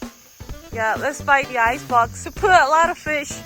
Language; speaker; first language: English; non-native, fluent; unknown